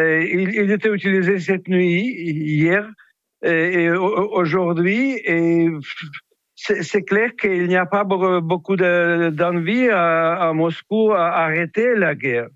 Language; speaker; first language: French; non-native, fluent; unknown